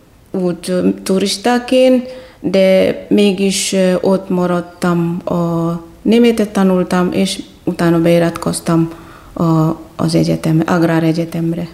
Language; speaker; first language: Hungarian; non-native, fluent; Batak Toba